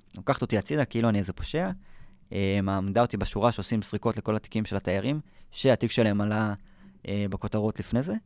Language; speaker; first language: Hebrew; native; Hebrew